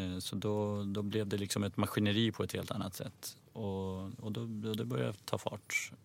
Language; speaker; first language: Swedish; early bilingual, other home language; Persian